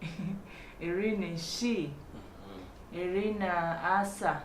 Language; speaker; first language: Igbo; non-native, learner; Filipino